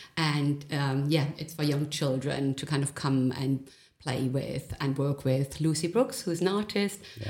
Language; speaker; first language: English; non-native, fluent; German